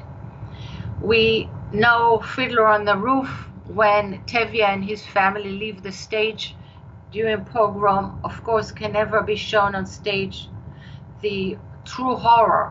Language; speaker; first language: English; non-native, fluent; Hebrew